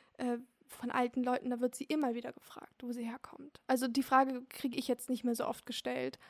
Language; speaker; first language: German; early bilingual, other home language; Turkish